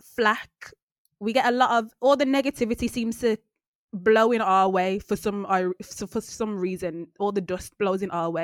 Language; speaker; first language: English; native; English